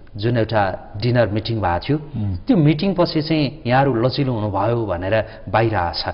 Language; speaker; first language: Nepali; native; Nepali